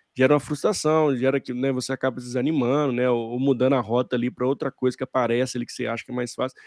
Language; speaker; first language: Portuguese; native; Portuguese